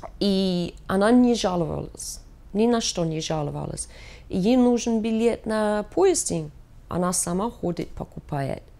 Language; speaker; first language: Russian; non-native, fluent; English